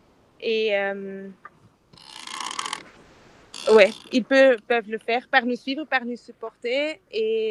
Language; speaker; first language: French; non-native, fluent; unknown